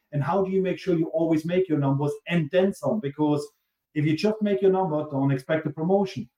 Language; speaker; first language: English; non-native, fluent; German